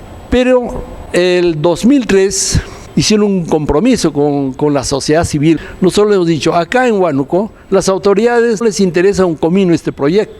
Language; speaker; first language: Spanish; native; Spanish